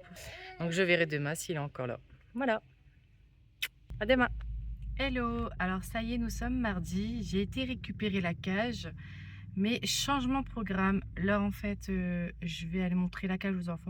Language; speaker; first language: French; native; French